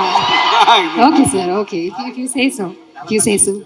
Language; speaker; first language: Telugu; non-native, learner; Malayalam